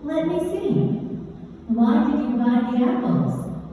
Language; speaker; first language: English; non-native, learner; Korean